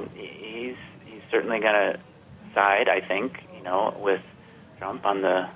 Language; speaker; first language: English; native; English